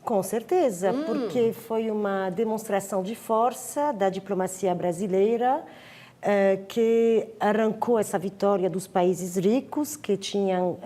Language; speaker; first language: Portuguese; non-native, fluent; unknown